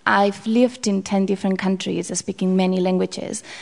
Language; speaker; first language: English; non-native, fluent; Basque